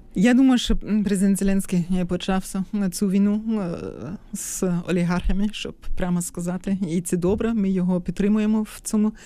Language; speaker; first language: Ukrainian; non-native, fluent; German